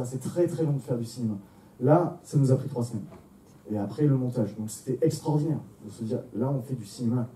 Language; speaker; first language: French; native; French